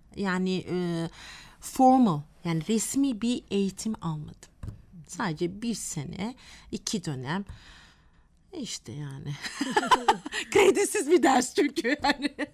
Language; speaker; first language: Turkish; non-native, fluent; Malay